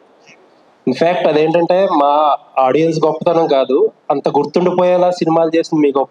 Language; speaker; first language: Telugu; native; Telugu